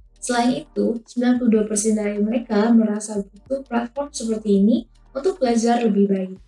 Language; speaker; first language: Indonesian; native; Indonesian